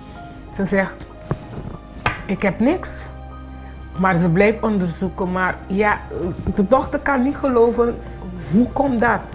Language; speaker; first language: Dutch; non-native, local second language; Papiamento